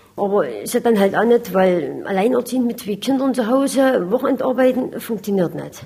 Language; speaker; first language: German; native; German